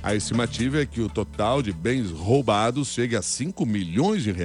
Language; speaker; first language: Portuguese; native; Portuguese